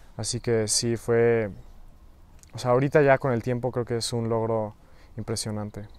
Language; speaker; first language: Spanish; native; Spanish